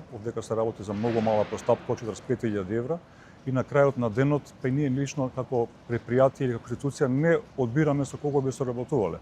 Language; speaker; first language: Macedonian; native; Macedonian